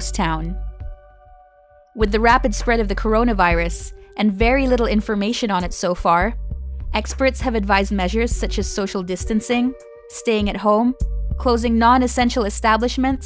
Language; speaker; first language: English; non-native, local second language; Filipino